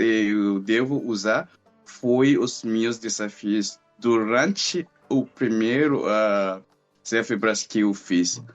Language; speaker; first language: Portuguese; non-native, fluent; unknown